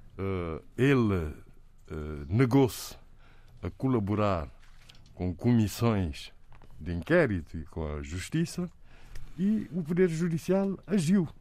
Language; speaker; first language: Portuguese; non-native, local second language; Kabuverdianu